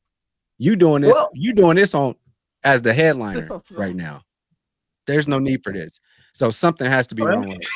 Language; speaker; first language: English; native; English